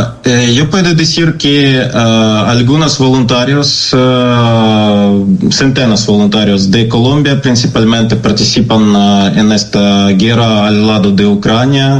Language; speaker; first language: Spanish; non-native, learner; Ukrainian